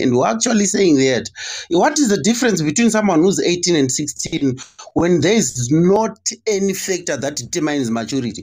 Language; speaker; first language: English; non-native, local second language; Shona